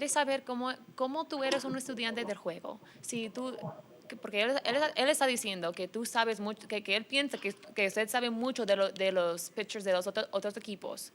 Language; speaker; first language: Spanish; early bilingual, heritage; English